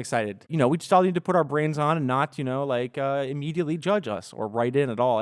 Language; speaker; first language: English; native; English